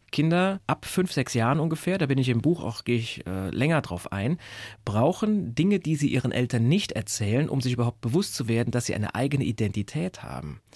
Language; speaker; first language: German; native; German